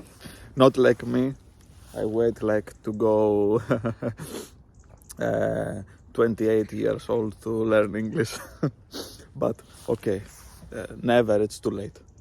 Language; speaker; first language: English; non-native, learner; Greek